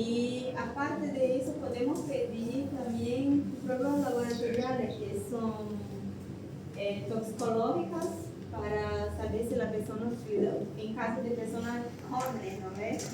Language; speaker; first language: Portuguese; non-native, learner; Spanish